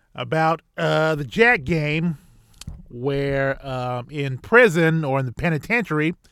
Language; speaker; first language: English; native; English